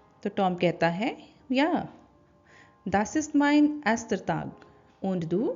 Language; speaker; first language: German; non-native, fluent; Hindi